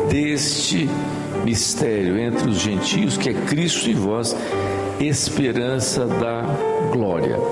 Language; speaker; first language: Portuguese; native; Portuguese